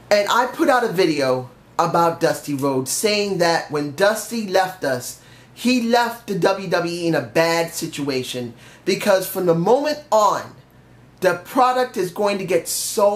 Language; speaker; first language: English; native; English